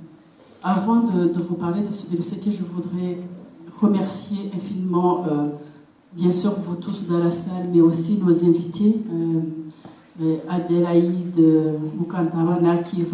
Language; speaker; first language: French; non-native, local second language; Kinyarwanda